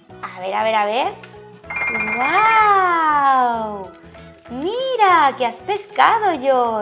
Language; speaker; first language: Spanish; native; Spanish